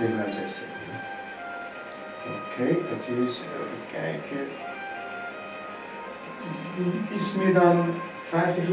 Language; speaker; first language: Dutch; non-native, fluent; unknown